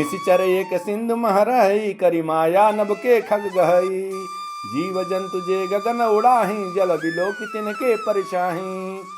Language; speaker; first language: Hindi; native; Hindi